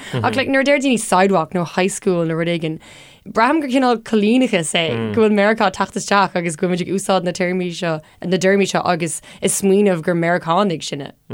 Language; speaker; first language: Irish; non-native, local second language; English